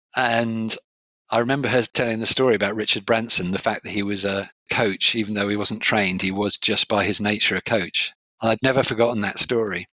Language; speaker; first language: English; native; English